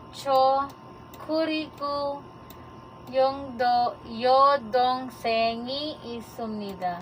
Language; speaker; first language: Korean; non-native, learner; Filipino